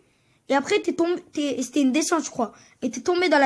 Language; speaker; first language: French; early bilingual, other home language; Turkish